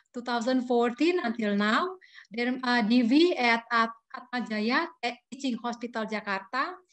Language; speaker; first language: English; non-native, fluent; Indonesian